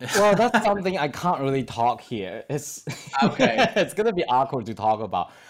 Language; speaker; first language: English; non-native, fluent; Chinese